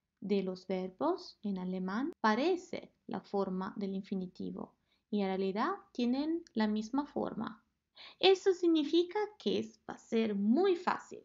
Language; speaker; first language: Spanish; non-native, fluent; Italian